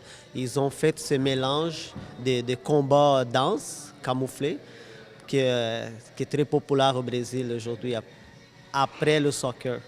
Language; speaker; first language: French; non-native, fluent; Portuguese